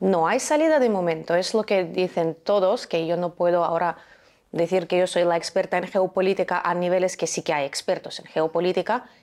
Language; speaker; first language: Spanish; non-native, fluent; Ukrainian